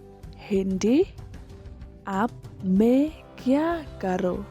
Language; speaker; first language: Hindi; non-native, learner; Khasi